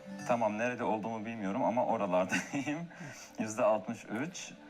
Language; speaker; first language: Turkish; non-native, fluent; Arabic